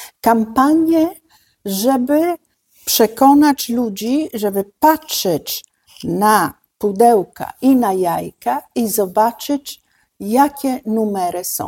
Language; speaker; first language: Polish; non-native, fluent; Italian